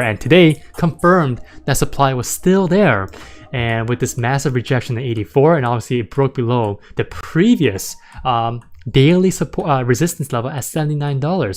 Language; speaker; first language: English; native; English